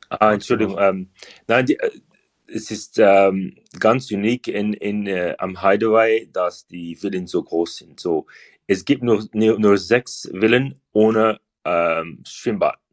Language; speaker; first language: German; non-native, learner; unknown